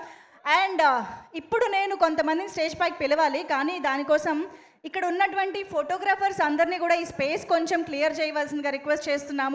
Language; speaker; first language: Telugu; native; Telugu